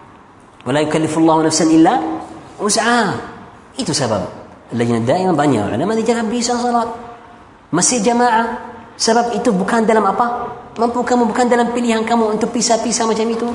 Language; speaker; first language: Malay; non-native, fluent; Arabic